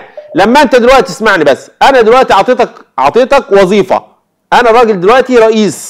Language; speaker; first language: Arabic; native; Arabic